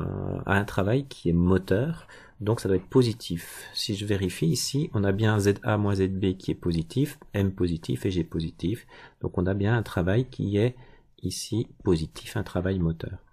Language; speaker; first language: French; native; French